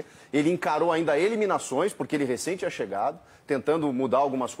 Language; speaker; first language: Portuguese; native; Portuguese